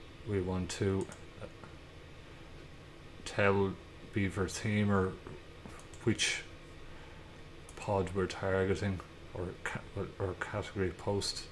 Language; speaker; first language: English; native; English